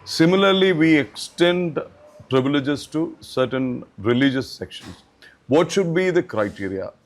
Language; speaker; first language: English; non-native, local second language; Malayalam